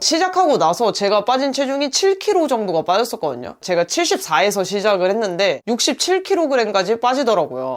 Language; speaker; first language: Korean; native; Korean